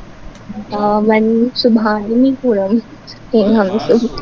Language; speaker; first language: Persian; non-native, learner; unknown